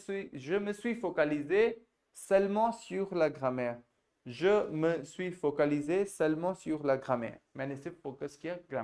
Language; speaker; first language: French; non-native, fluent; Hindi